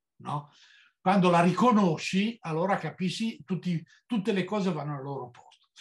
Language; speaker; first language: Italian; native; Italian